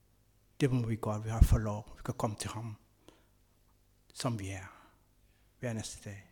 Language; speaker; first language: Danish; non-native, fluent; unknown